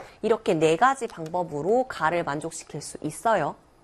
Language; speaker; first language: Korean; native; Korean